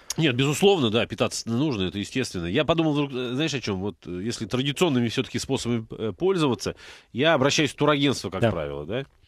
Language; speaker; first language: Russian; native; Russian